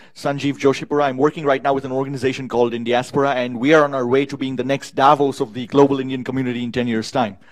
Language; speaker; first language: English; native; English